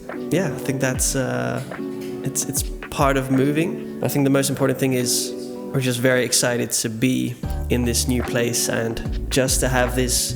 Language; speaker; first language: English; non-native, fluent; Dutch